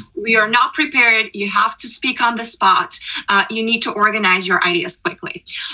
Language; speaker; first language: English; non-native, fluent; Russian